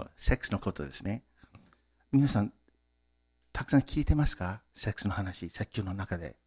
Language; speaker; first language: Japanese; non-native, fluent; English